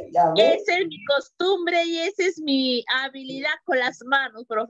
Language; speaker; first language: Spanish; native; Spanish